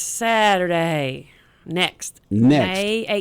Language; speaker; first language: English; native; English